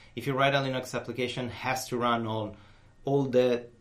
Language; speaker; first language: English; non-native, fluent; Italian